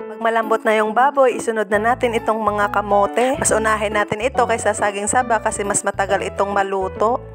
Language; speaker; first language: Filipino; non-native, local second language; Hiligaynon